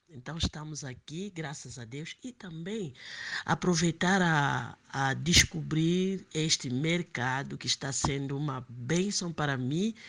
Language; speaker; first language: Portuguese; native; Portuguese